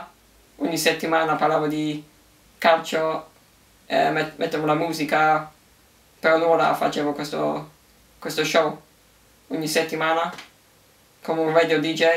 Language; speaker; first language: Italian; early bilingual, heritage; English